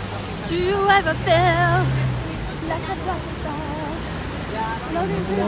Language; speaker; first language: English; native; English